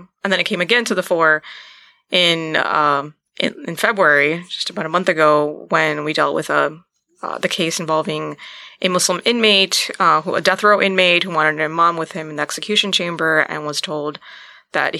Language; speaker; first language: English; native; English